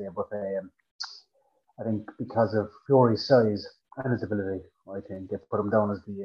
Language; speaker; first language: English; native; English